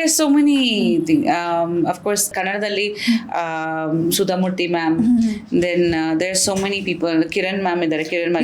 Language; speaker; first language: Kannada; non-native, local second language; Bangla